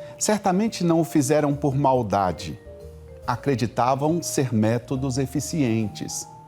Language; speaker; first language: Portuguese; native; Portuguese